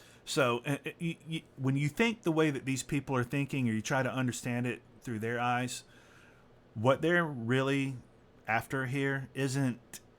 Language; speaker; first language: English; native; English